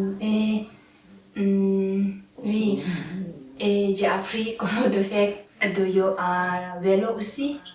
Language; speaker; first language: French; non-native, learner; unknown